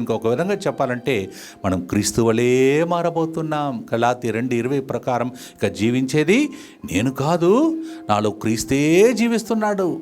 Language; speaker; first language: Telugu; non-native, fluent; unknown